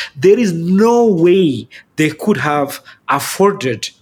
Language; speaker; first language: English; non-native, fluent; Amharic